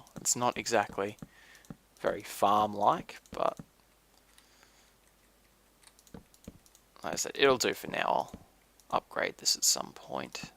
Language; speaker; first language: English; native; English